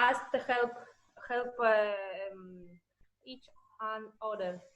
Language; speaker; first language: English; non-native, learner; Russian